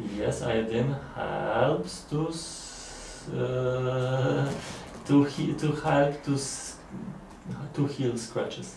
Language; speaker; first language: English; non-native, learner; Polish